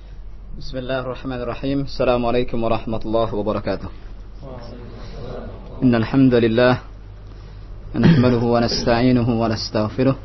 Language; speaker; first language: Arabic; non-native, fluent; Indonesian